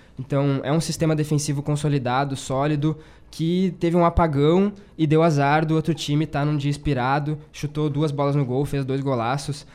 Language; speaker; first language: Portuguese; native; Portuguese